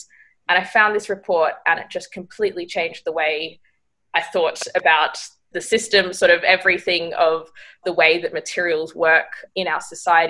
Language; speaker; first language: English; native; English